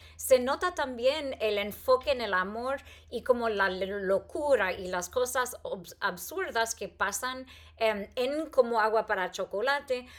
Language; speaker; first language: Spanish; non-native, fluent; English